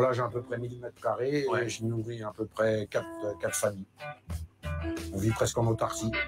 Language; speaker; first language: French; native; French